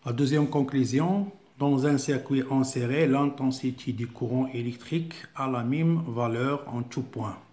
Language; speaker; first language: French; non-native, local second language; Arabic